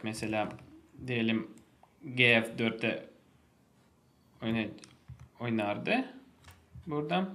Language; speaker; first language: Turkish; non-native, fluent; Russian